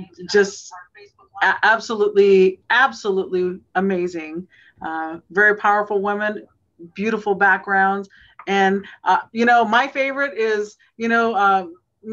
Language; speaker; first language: English; native; English